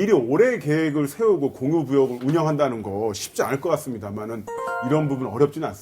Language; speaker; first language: Korean; native; Korean